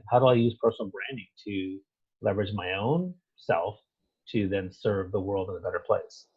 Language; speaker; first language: English; native; English